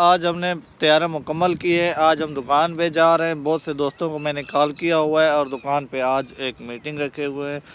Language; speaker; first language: Urdu; non-native, local second language; Baluchi